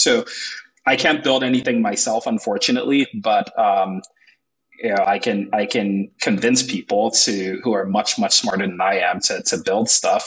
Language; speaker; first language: English; non-native, local second language; Igbo